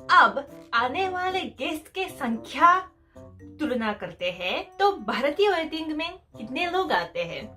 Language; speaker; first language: Hindi; non-native, fluent; Japanese